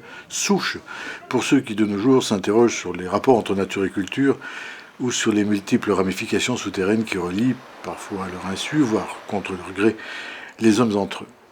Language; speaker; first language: French; native; French